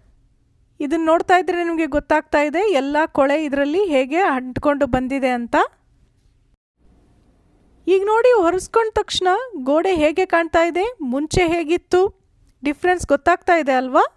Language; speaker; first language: Kannada; native; Kannada